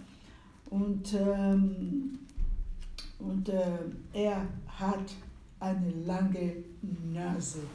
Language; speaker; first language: German; non-native, learner; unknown